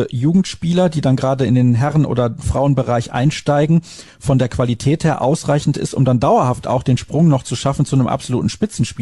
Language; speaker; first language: German; native; German